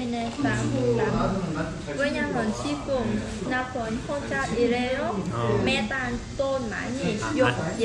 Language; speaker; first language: Korean; non-native, learner; Vietnamese